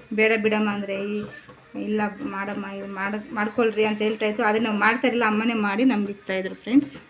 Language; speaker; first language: Kannada; non-native, local second language; Telugu